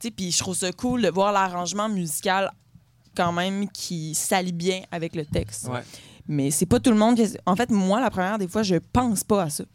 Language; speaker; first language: French; native; French